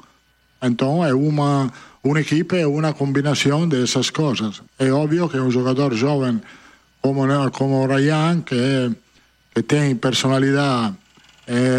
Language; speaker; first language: Portuguese; non-native, fluent; Italian